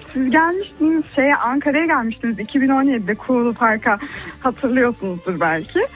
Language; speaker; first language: Turkish; native; Turkish